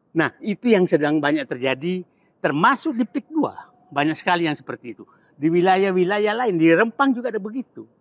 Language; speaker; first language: Indonesian; non-native, local second language; Buginese